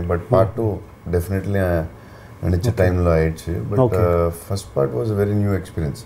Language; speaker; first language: Tamil; non-native, learner; Telugu